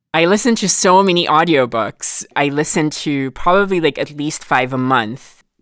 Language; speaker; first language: English; non-native, local second language; Filipino